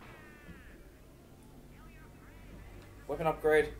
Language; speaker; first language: English; native; English